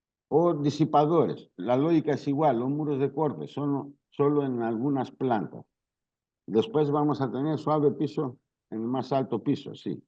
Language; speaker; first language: Spanish; non-native, learner; Greek